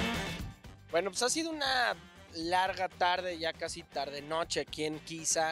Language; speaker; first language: Spanish; native; Spanish